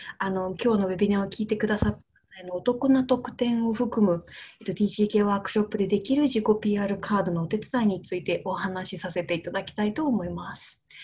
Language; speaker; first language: Japanese; native; Japanese